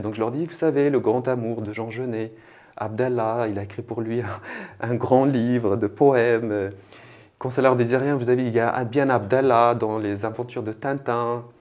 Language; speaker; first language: French; non-native, local second language; Arabic